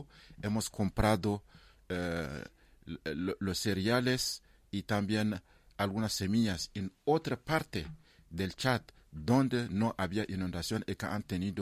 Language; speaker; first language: Spanish; non-native, fluent; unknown